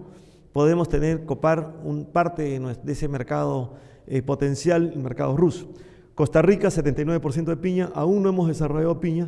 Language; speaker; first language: Spanish; native; Spanish